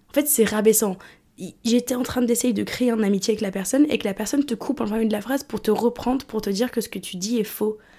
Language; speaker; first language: French; early bilingual, other home language; English